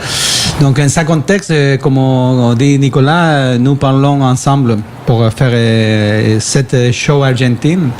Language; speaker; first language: French; non-native, fluent; Spanish